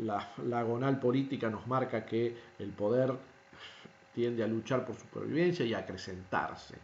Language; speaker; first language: Spanish; native; Spanish